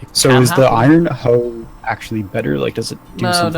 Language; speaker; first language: English; native; English